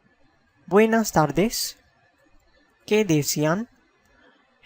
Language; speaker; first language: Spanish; non-native, fluent; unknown